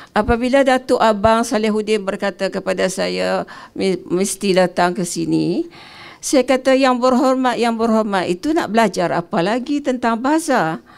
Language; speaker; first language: Malay; native; Malay